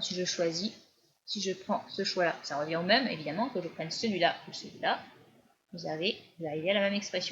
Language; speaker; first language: French; native; French